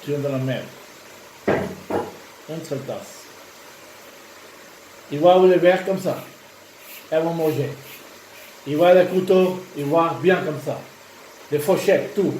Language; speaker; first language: French; non-native, learner; Urdu